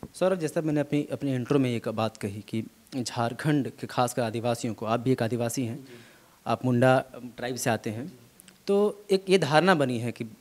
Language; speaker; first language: Hindi; native; Hindi